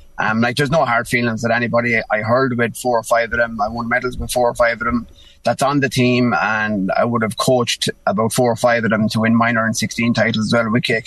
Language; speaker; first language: English; native; English